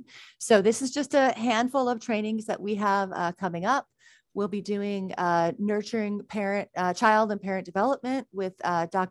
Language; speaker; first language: English; native; English